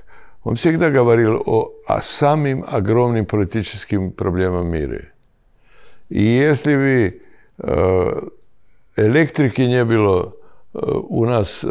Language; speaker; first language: Russian; non-native, learner; Serbian